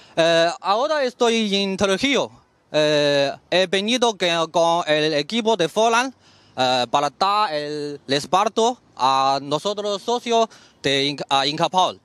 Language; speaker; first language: Spanish; non-native, learner; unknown